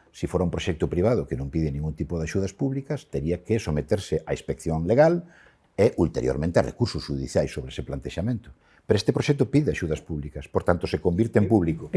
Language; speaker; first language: Galician; non-native, local second language; Spanish